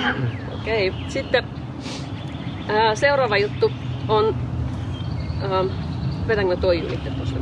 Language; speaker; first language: Finnish; native; Finnish